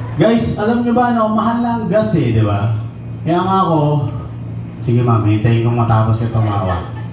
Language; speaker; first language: Filipino; native; Filipino